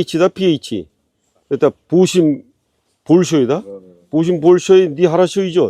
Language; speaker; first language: Russian; non-native, learner; Korean